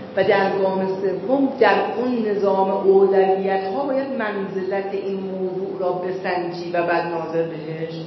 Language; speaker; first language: Persian; native; Persian